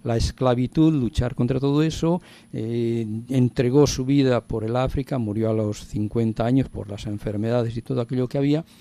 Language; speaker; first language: Spanish; native; Spanish